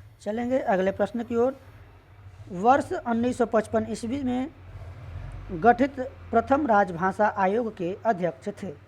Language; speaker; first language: Hindi; native; Hindi